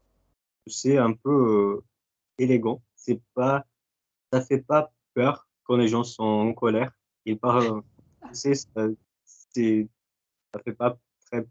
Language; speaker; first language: French; non-native, fluent; Portuguese